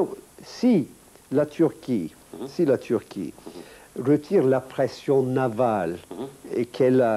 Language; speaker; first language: French; non-native, fluent; Turkish